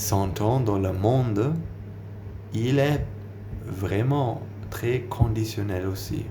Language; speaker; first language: French; non-native, learner; German